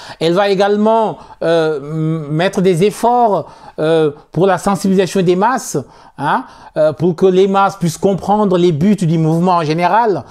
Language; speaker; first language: French; non-native, local second language; Soninke